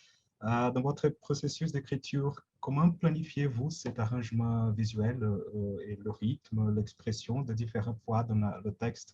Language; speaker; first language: French; non-native, fluent; Portuguese